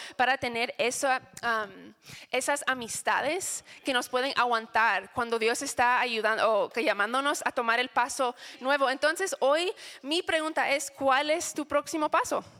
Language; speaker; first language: Spanish; non-native, fluent; English